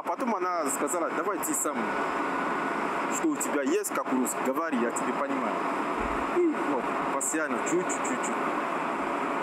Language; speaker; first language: Russian; non-native, learner; French